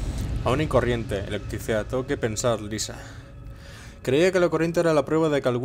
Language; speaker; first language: Spanish; native; Spanish